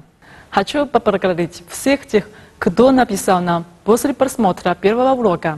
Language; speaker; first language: Russian; non-native, fluent; Chinese